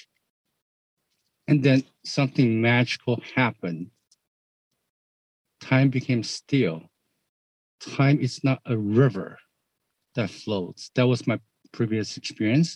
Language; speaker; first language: English; non-native, fluent; Chinese